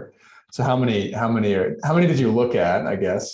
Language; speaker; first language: English; native; English